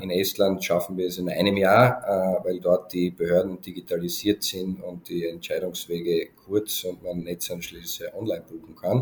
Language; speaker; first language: German; native; German